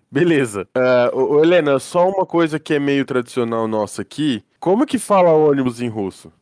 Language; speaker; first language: Portuguese; native; Portuguese